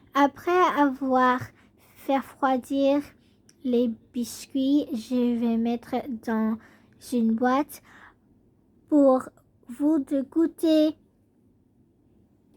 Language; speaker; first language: French; non-native, learner; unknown